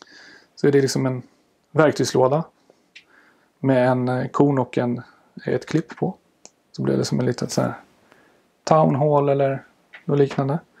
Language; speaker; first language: Swedish; native; Swedish